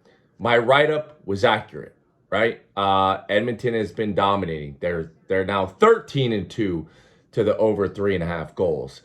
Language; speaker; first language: English; native; English